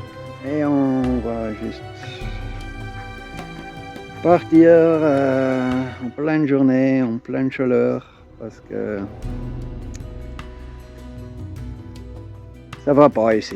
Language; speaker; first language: French; non-native, learner; English